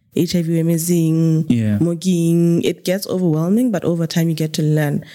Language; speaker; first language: English; non-native, local second language; Tswana